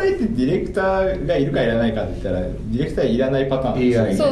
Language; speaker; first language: Japanese; native; Japanese